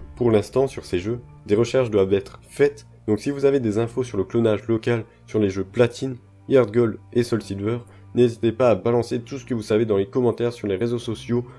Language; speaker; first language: French; native; French